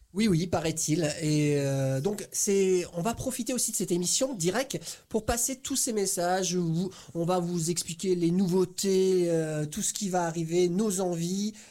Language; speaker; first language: French; native; French